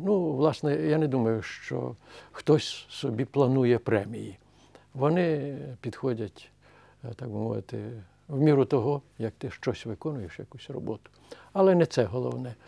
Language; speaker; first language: Ukrainian; native; Ukrainian